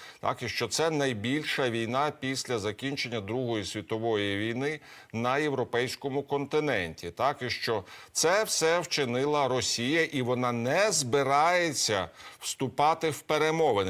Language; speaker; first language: Ukrainian; native; Ukrainian